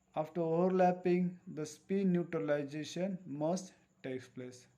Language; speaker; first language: English; non-native, local second language; Marathi